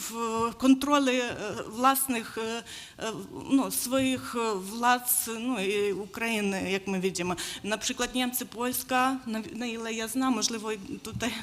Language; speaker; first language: Polish; non-native, learner; Ukrainian